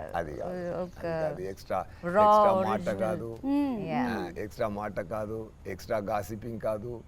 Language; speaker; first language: Telugu; non-native, fluent; Tamil